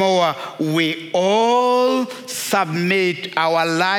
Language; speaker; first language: English; non-native, local second language; Kinyarwanda